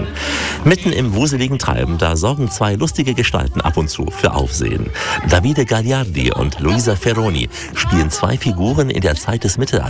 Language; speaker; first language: German; native; German